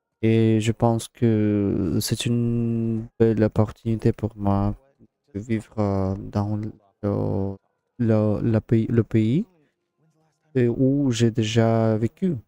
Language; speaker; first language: French; non-native, learner; Russian